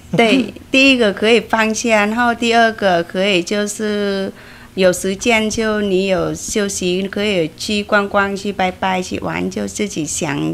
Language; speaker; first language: Chinese; non-native, fluent; Vietnamese